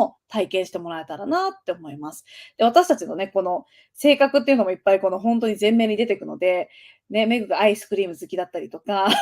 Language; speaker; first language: Japanese; native; Japanese